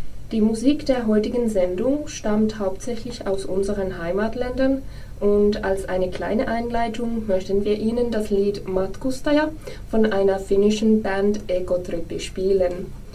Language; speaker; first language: German; non-native, fluent; Finnish